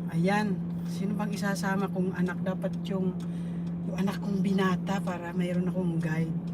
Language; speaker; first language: Filipino; non-native, local second language; Bikol